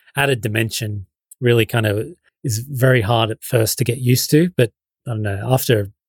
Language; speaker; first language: English; native; English